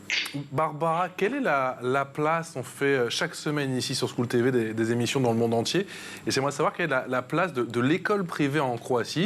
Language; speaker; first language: French; native; French